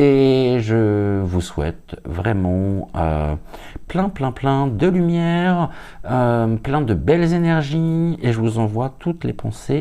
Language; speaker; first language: French; native; French